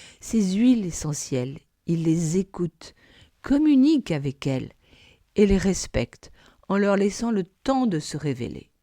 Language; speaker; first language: French; non-native, fluent; English